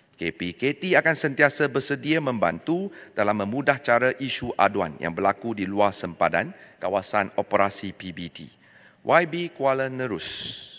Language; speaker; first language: Malay; non-native, local second language; Chinese